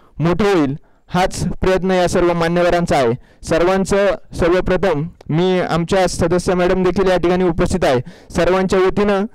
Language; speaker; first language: Marathi; native; Marathi